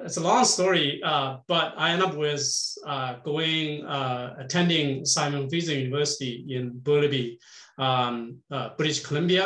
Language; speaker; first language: English; non-native, fluent; Chinese